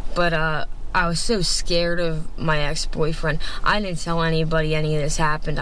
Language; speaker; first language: English; native; English